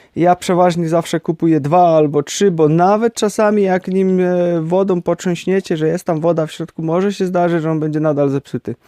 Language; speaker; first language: Polish; native; Polish